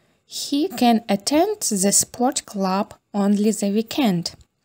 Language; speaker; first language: English; non-native, fluent; Ukrainian